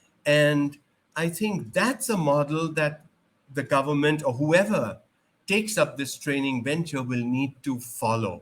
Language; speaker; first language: English; non-native, local second language; Urdu